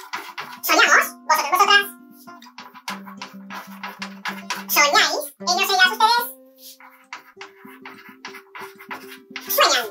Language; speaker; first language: Spanish; non-native, learner; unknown